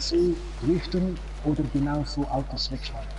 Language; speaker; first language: German; native; German